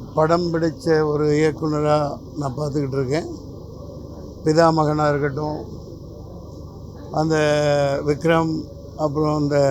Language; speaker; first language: Tamil; native; Tamil